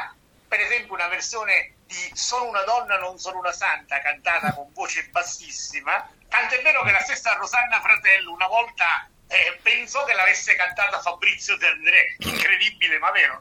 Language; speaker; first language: Italian; native; Italian